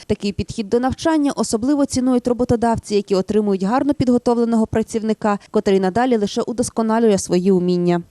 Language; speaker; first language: Ukrainian; native; Ukrainian